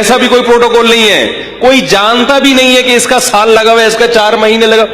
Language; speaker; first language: Urdu; native; Urdu